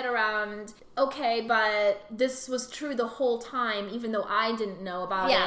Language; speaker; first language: English; native; English